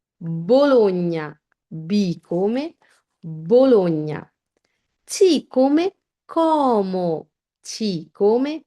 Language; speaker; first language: Italian; non-native, fluent; Bangla